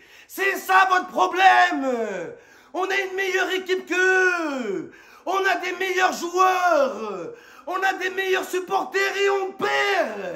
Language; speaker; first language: French; native; French